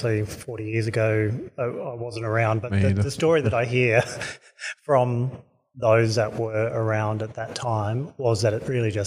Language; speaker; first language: English; native; English